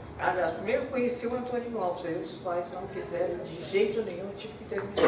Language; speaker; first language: Portuguese; non-native, local second language; German